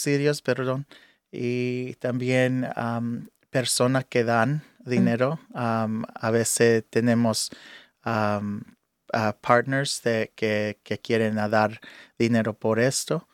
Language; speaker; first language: Spanish; early bilingual, heritage; English